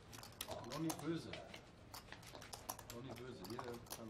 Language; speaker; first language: German; native; German